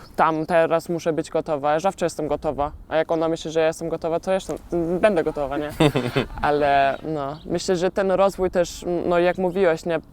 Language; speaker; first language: Polish; early bilingual, heritage; Polish